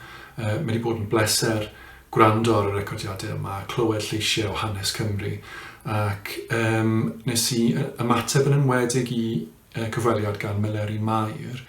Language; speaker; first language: Welsh; non-native, local second language; English